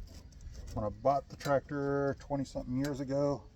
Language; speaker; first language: English; native; English